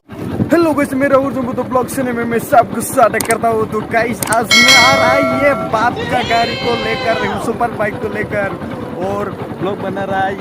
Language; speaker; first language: Hindi; non-native, local second language; Bodo